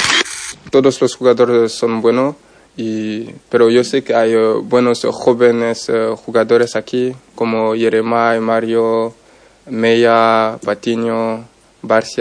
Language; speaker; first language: Spanish; non-native, learner; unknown